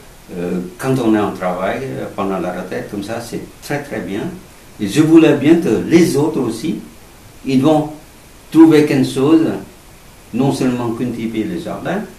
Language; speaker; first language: French; non-native, learner; Vietnamese